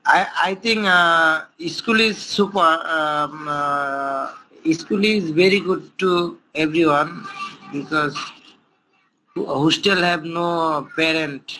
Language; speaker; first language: English; non-native, local second language; Bangla